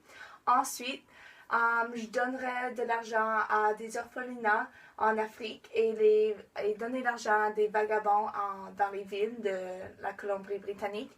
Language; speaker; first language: French; non-native, learner; English